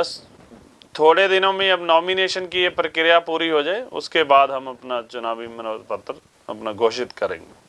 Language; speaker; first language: Hindi; non-native, local second language; Punjabi